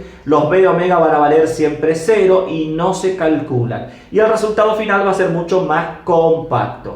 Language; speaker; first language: Spanish; native; Spanish